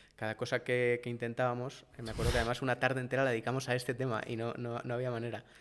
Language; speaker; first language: Spanish; native; Spanish